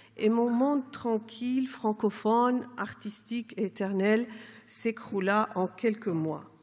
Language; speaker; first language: French; non-native, fluent; Persian